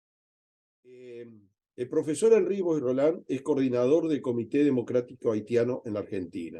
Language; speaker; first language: Spanish; native; Spanish